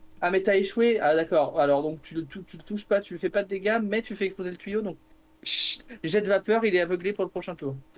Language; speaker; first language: French; native; French